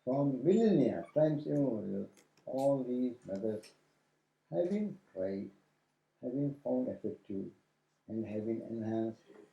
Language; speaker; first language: English; non-native, local second language; Kannada